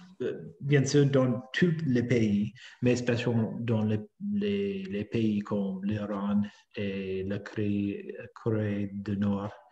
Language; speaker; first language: French; non-native, fluent; English